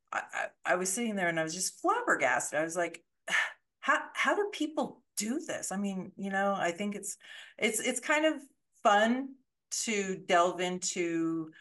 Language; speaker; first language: English; native; English